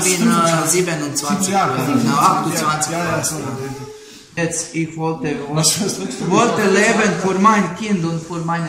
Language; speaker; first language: German; non-native, learner; Croatian